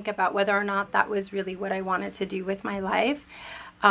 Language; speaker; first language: English; early bilingual, other home language; Spanish